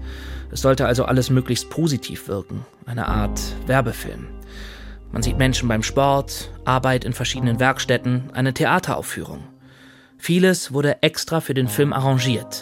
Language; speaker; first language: German; native; German